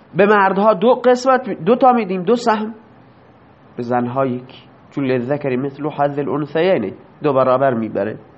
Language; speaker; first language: Persian; non-native, local second language; Baluchi